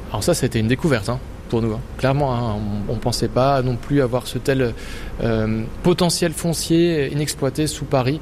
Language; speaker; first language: French; native; French